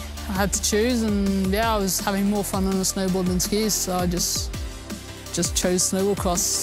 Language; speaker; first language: English; early bilingual, heritage; English